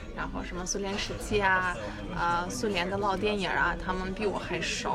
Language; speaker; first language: Chinese; non-native, fluent; Russian